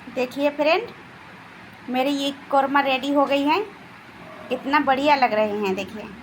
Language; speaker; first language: Hindi; non-native, local second language; Bangla